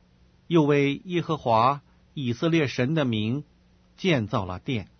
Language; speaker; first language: Chinese; native; Chinese